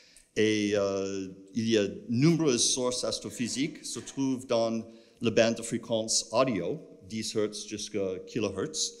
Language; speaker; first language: French; non-native, fluent; English